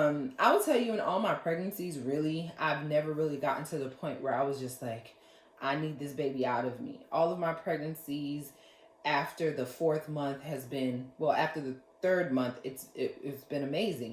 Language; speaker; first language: English; native; English